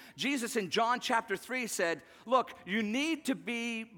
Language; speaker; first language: English; native; English